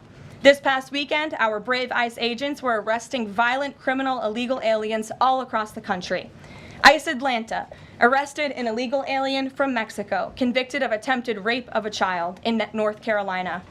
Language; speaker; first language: English; native; English